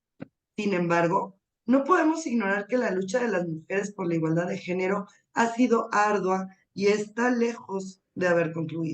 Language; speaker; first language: Spanish; native; Spanish